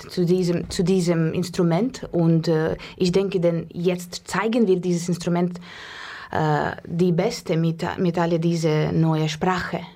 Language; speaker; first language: German; non-native, learner; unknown